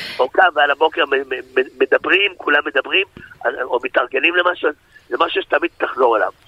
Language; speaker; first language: Hebrew; native; Hebrew